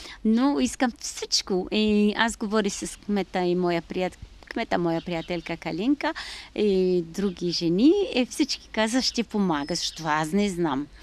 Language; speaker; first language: Bulgarian; non-native, learner; Arabic